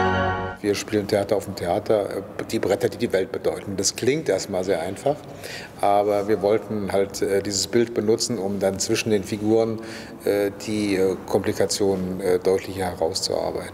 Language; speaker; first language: German; native; German